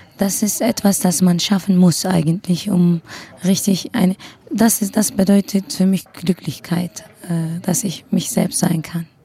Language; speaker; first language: German; non-native, fluent; Kurdish